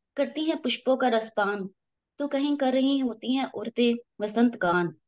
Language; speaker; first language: Hindi; native; Hindi